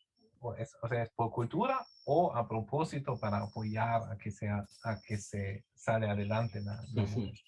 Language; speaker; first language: Spanish; non-native, fluent; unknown